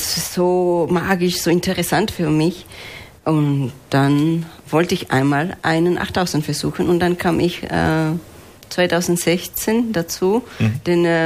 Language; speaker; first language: German; non-native, fluent; Spanish